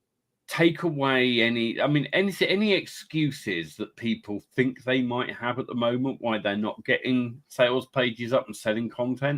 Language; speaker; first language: English; native; English